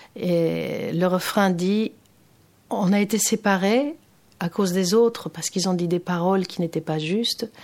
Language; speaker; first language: French; non-native, fluent; Greek